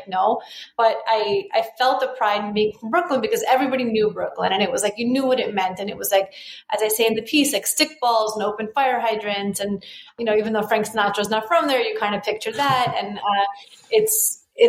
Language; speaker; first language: English; native; English